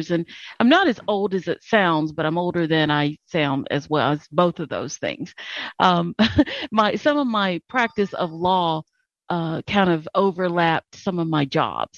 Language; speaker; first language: English; native; English